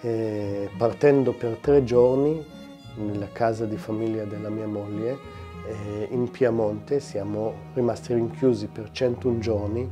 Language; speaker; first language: Italian; non-native, fluent; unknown